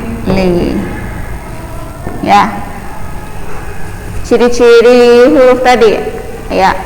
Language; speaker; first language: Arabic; non-native, fluent; Indonesian